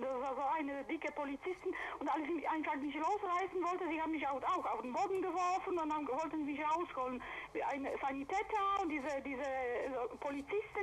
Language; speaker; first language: German; non-native, fluent; Polish